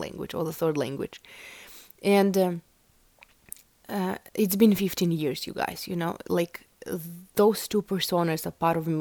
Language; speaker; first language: English; non-native, fluent; Russian